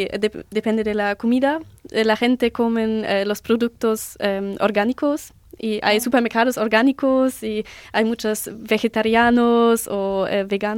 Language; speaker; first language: Spanish; non-native, learner; German